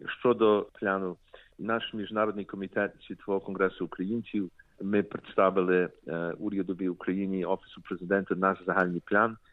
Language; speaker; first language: Ukrainian; early bilingual, heritage; Ukrainian